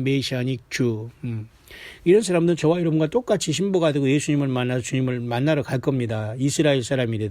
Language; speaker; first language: Korean; native; Korean